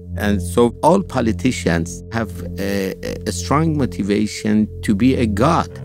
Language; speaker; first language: English; non-native, fluent; Persian